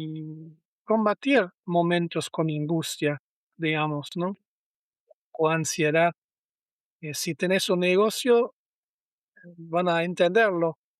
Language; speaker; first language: Spanish; non-native, learner; German